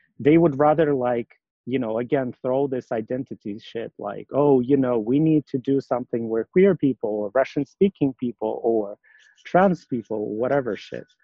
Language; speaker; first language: English; non-native, fluent; Russian